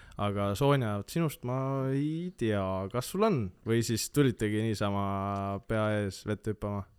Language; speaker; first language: Estonian; native; Estonian